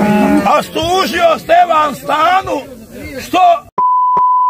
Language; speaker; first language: Serbian; native; Serbian